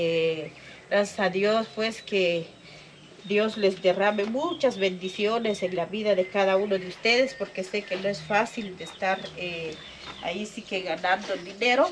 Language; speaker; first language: Spanish; non-native, local second language; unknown